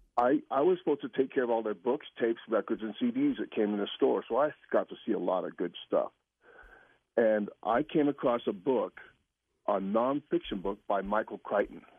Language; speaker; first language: English; native; English